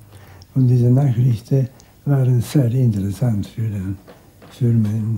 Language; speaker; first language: German; non-native, local second language; Hungarian